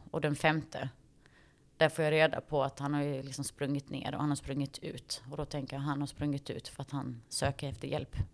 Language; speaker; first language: Swedish; early bilingual, other home language; Bosnian